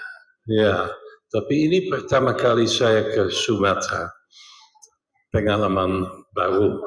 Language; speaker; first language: Indonesian; non-native, fluent; Dutch